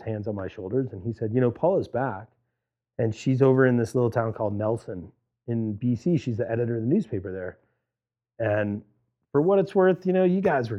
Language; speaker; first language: English; native; English